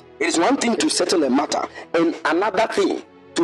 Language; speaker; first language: English; non-native, local second language; Akan